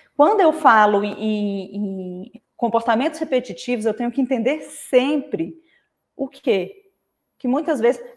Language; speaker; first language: Portuguese; native; Portuguese